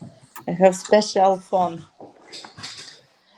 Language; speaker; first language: English; non-native, learner; Ukrainian